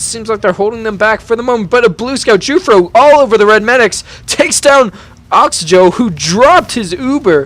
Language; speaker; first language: English; native; English